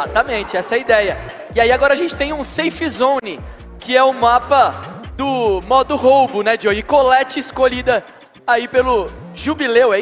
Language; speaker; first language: Portuguese; native; Portuguese